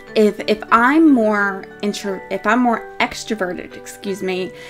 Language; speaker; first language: English; native; English